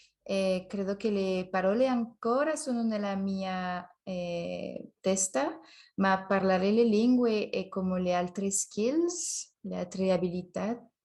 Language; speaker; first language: Italian; non-native, learner; French